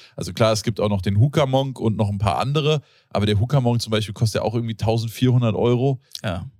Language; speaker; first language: German; native; German